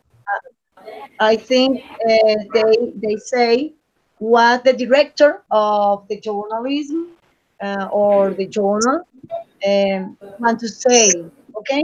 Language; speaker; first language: English; non-native, learner; Spanish